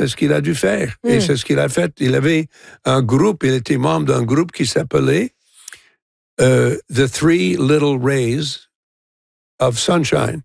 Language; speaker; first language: French; non-native, local second language; English